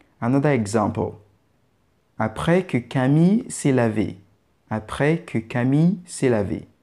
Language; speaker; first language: French; non-native, fluent; English